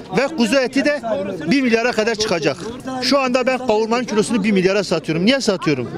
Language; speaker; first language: Turkish; native; Turkish